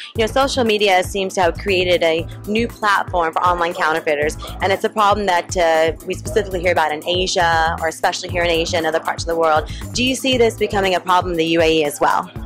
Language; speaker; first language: English; native; English